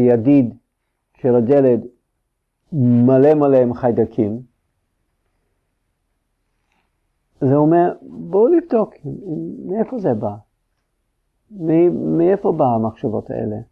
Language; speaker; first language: Hebrew; non-native, fluent; English